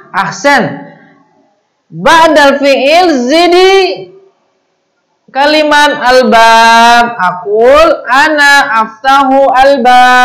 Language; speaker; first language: Arabic; non-native, fluent; Indonesian